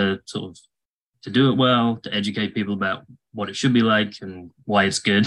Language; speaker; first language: English; native; English